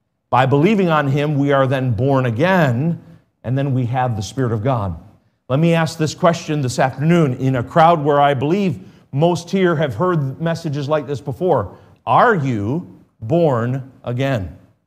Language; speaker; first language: English; native; English